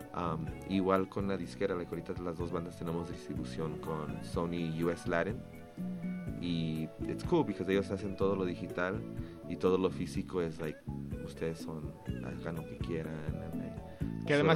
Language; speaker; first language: Spanish; early bilingual, other home language; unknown